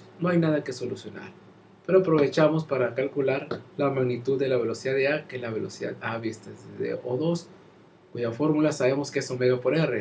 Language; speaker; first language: Spanish; native; Spanish